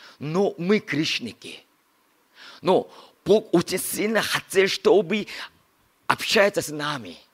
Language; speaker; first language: Russian; non-native, learner; Korean